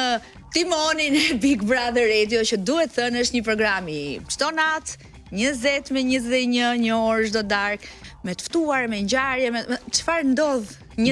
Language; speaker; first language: Albanian; native; Albanian